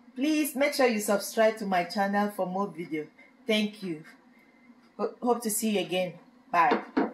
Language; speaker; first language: English; non-native, local second language; Igbo